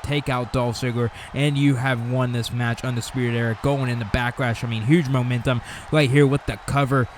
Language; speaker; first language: English; native; English